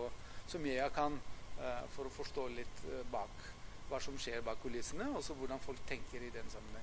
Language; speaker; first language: Norwegian; non-native, fluent; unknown